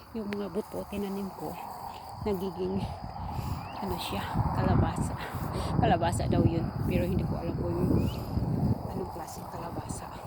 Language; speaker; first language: Filipino; non-native, local second language; Cebuano